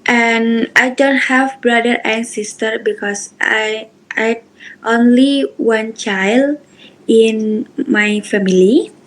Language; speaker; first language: English; non-native, learner; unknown